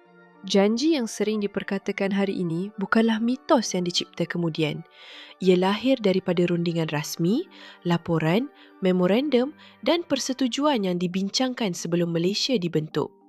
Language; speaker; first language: Malay; native; Malay